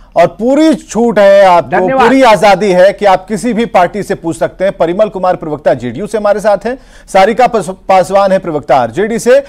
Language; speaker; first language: Hindi; native; Hindi